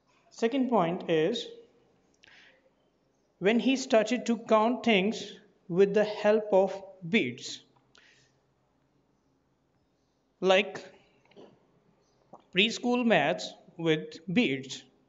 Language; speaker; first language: English; non-native, local second language; Urdu